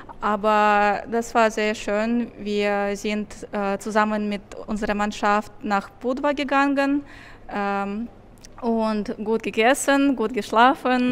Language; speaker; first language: German; non-native, learner; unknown